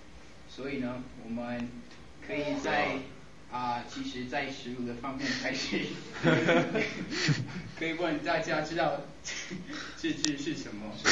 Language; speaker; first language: Chinese; non-native, fluent; English